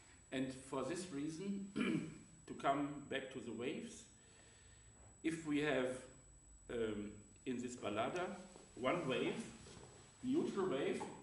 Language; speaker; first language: English; non-native, fluent; German